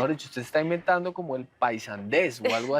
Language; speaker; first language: Spanish; native; Spanish